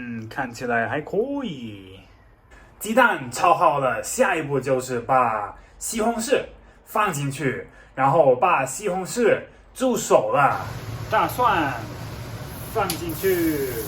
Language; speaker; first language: Chinese; non-native, fluent; German